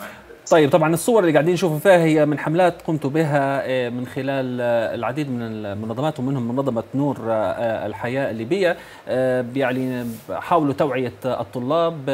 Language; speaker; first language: Arabic; native; Arabic